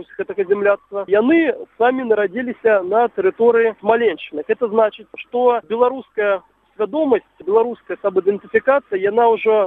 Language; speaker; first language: Belarusian; native; Belarusian